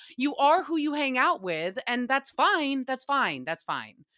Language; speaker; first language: English; native; English